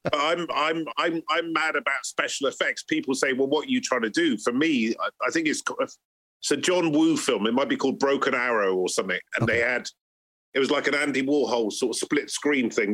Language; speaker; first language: English; native; English